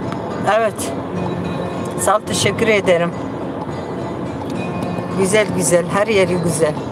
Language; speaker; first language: Turkish; non-native, learner; Kurdish